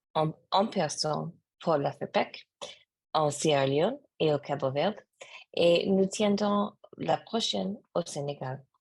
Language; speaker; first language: French; non-native, learner; English